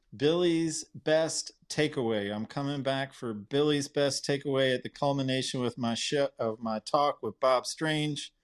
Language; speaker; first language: English; native; English